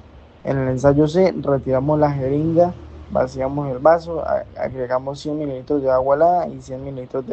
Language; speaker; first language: Spanish; native; Spanish